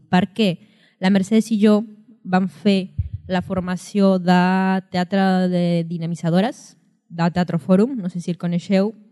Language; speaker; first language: Catalan; non-native, fluent; Spanish